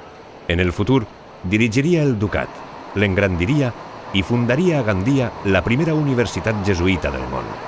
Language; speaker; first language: Catalan; native; Catalan